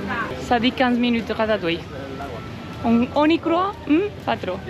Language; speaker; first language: French; non-native, fluent; Spanish